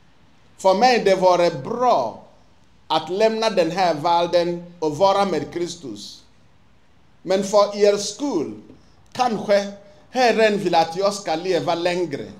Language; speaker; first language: Swedish; non-native, fluent; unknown